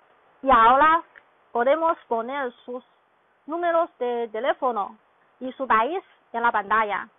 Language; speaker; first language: Spanish; non-native, learner; Chinese